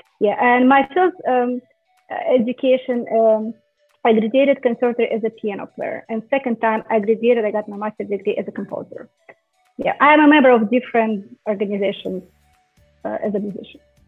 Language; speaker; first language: English; non-native, fluent; Russian